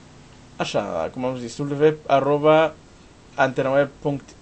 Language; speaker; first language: Romanian; non-native, learner; Portuguese